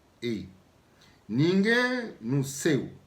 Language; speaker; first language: Portuguese; non-native, learner; Lingala